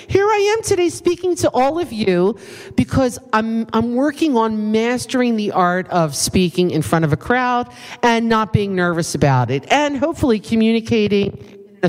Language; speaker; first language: English; native; English